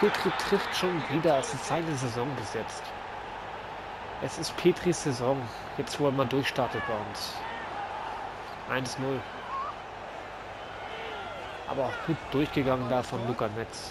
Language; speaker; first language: German; native; German